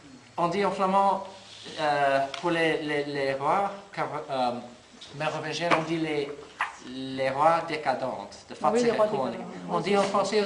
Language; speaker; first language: French; non-native, learner; English